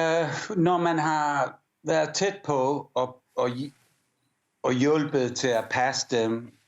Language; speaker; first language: Danish; early bilingual, heritage; English